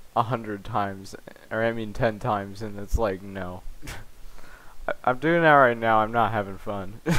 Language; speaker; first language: English; native; English